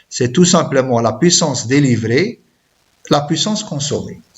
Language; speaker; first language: French; non-native, local second language; Arabic